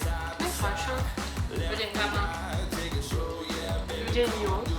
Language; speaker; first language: Chinese; non-native, fluent; French